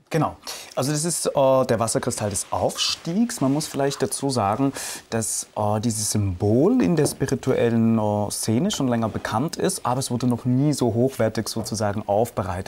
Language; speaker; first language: German; native; German